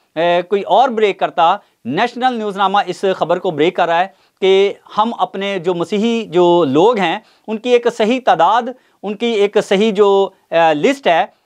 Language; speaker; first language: Urdu; non-native, local second language; Punjabi